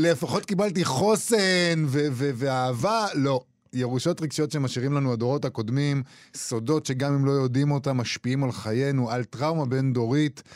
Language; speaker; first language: Hebrew; native; Hebrew